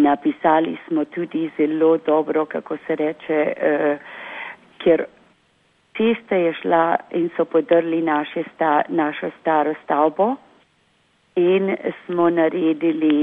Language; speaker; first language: Slovenian; early bilingual, heritage; Slovenian